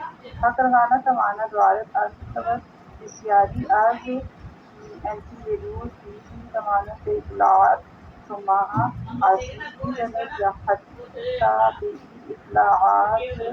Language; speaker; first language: Persian; non-native, learner; Urdu